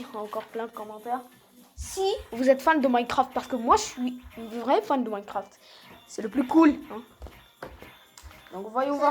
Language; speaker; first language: French; native; French